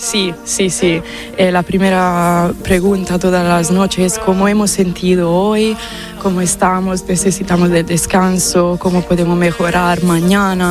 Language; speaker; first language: Spanish; non-native, fluent; Italian